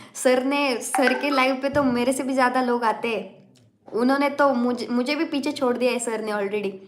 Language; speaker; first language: Hindi; non-native, local second language; Marathi